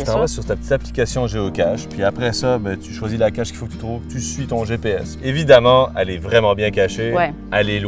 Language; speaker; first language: French; native; French